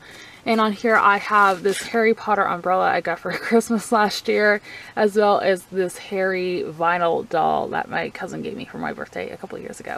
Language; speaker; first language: English; native; English